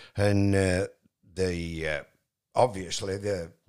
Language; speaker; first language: English; native; English